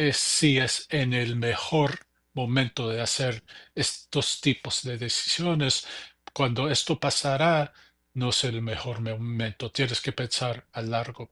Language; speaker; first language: Spanish; early bilingual, heritage; English